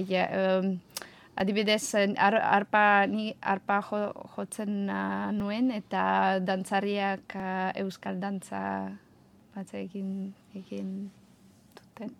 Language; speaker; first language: Basque; non-native, learner; Ukrainian